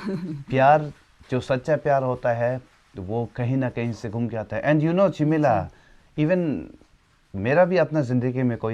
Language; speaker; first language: Hindi; non-native, local second language; Tibetan